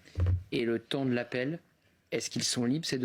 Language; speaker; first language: French; native; French